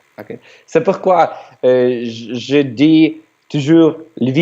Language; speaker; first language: French; non-native, learner; Ukrainian